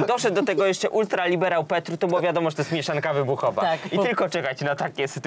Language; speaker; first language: Polish; native; Polish